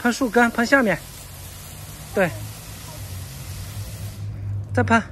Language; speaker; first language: Chinese; native; Chinese